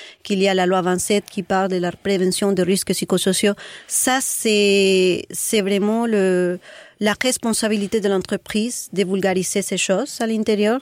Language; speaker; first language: French; non-native, fluent; Spanish